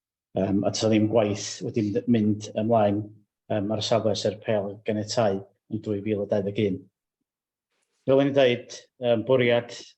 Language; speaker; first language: Welsh; native; Welsh